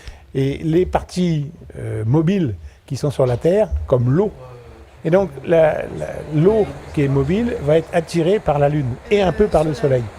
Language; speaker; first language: French; native; French